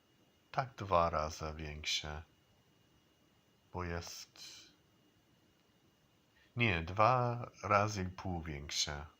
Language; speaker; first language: Polish; non-native, learner; English